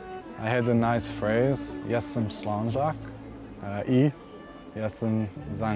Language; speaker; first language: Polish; non-native, learner; English